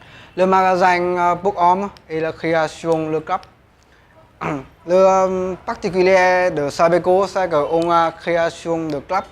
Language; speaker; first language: French; non-native, learner; Vietnamese